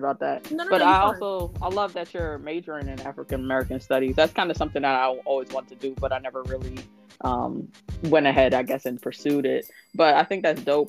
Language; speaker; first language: English; native; English